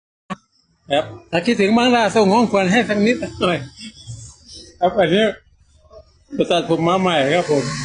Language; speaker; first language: Thai; native; Thai